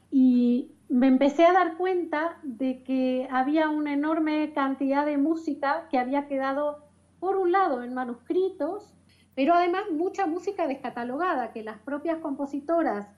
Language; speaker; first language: Spanish; native; Spanish